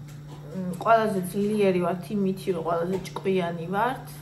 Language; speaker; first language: Georgian; native; Georgian